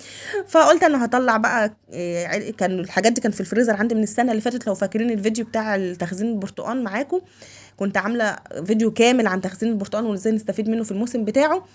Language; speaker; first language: Arabic; native; Arabic